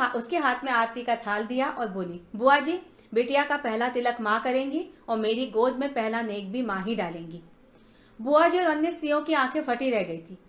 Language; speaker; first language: Hindi; native; Hindi